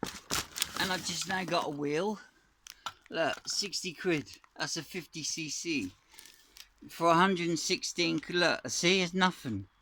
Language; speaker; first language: English; native; English